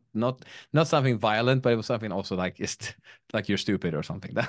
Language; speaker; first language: English; non-native, fluent; Swedish